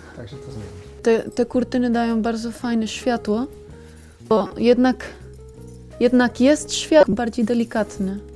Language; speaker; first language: Polish; non-native, learner; Spanish